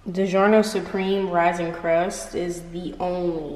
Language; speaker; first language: English; native; English